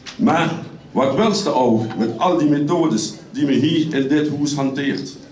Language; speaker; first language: Dutch; native; Dutch